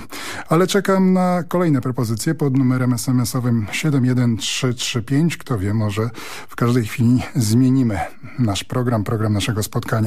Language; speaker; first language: Polish; native; Polish